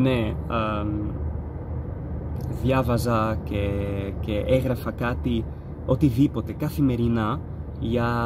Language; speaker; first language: Greek; non-native, fluent; Arabic